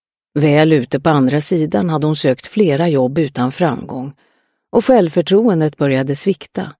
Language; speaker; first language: Swedish; native; Swedish